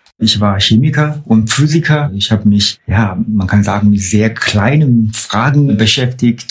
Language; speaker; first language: German; non-native, fluent; Chinese